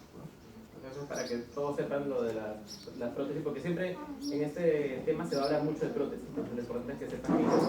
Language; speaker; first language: Spanish; native; Spanish